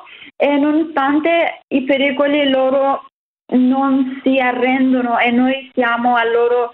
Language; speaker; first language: Italian; non-native, learner; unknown